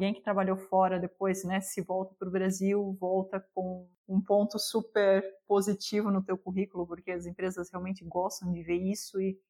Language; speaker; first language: Portuguese; non-native, local second language; German